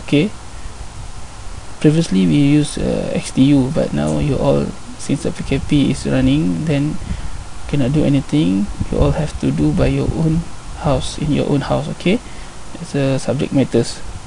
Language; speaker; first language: English; non-native, local second language; Malay